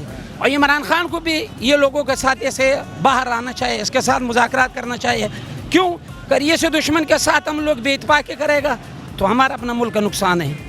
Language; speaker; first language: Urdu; non-native, local second language; Pashto